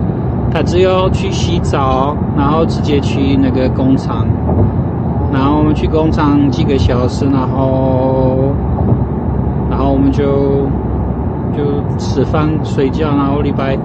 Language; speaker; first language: Chinese; non-native, fluent; Polish